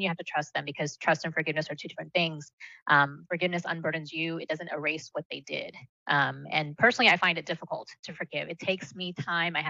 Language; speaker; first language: English; early bilingual, other home language; Malayalam